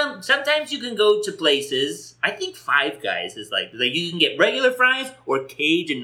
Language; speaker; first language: English; native; English